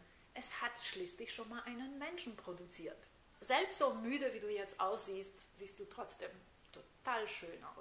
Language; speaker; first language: German; native; German